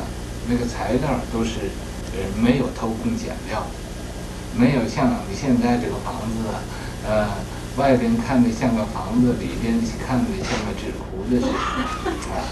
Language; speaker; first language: Chinese; native; Chinese